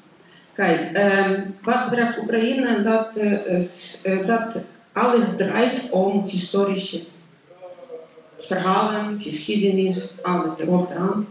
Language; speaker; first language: Dutch; non-native, learner; Ukrainian